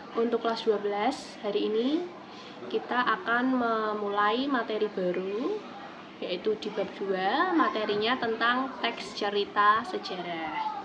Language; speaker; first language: Indonesian; native; Indonesian